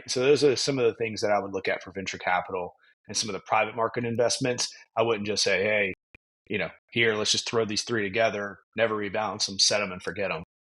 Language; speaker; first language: English; native; English